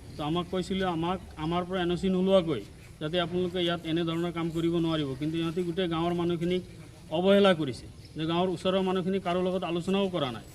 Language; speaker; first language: Assamese; non-native, local second language; Karbi